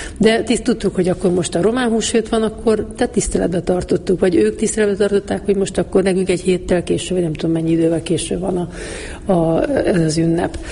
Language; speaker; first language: Hungarian; native; Hungarian